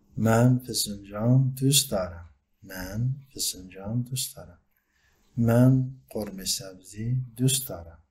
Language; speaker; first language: Persian; non-native, fluent; Turkish